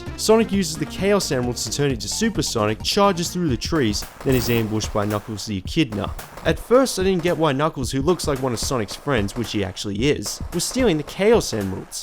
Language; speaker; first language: English; native; English